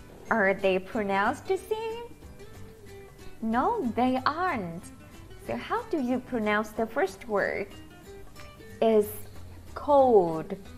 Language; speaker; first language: English; non-native, fluent; Vietnamese